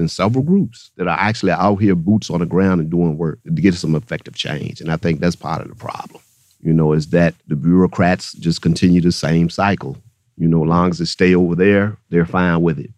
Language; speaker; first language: English; native; English